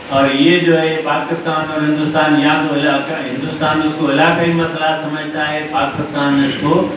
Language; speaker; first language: Urdu; non-native, local second language; Sindhi